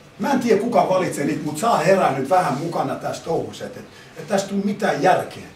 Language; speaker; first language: Finnish; non-native, fluent; Albanian